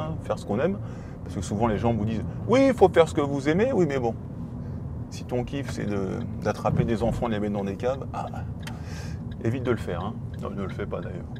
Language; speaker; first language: French; native; French